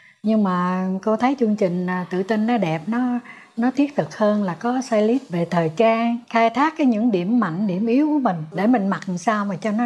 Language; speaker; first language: Vietnamese; native; Vietnamese